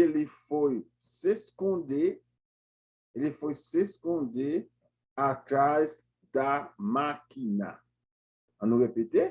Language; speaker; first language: Portuguese; non-native, learner; Haitian Creole